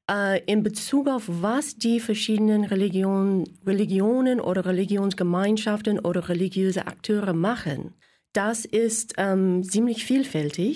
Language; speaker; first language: German; non-native, fluent; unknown